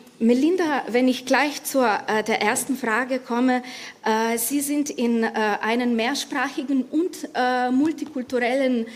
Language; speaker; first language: German; non-native, fluent; Slovenian